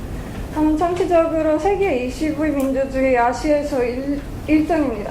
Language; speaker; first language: Korean; non-native, fluent; Bulgarian